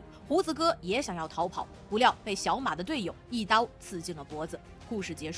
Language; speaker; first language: Chinese; native; Chinese